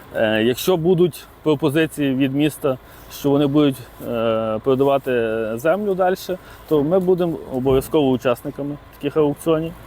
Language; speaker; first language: Ukrainian; native; Ukrainian